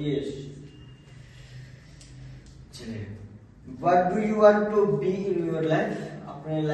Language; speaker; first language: English; non-native, learner; Hindi